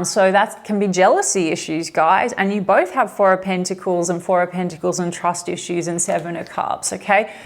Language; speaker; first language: English; native; English